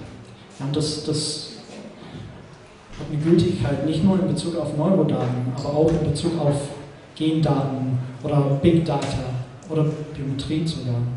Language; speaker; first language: German; non-native, fluent; English